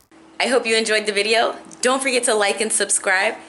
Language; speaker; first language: English; native; English